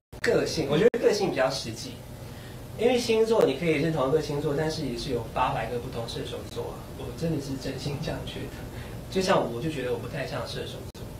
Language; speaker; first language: Chinese; native; Chinese